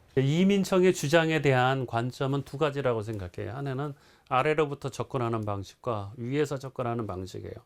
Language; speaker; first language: Korean; native; Korean